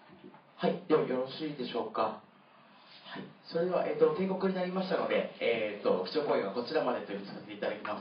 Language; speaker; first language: Japanese; native; Japanese